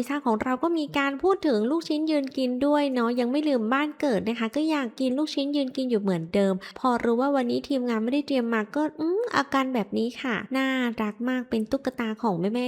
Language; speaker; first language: Thai; native; Thai